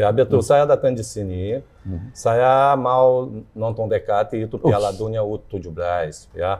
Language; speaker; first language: Indonesian; non-native, fluent; Portuguese